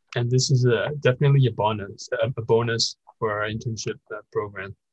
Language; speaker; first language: English; non-native, fluent; Burmese